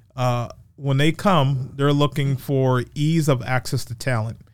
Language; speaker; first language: English; native; English